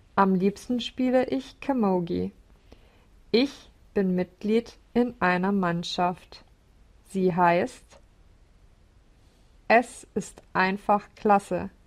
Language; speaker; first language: German; non-native, learner; English